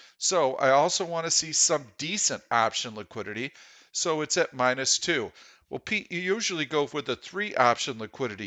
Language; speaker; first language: English; native; English